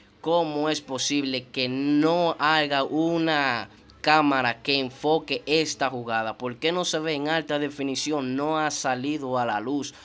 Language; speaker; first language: Spanish; native; Spanish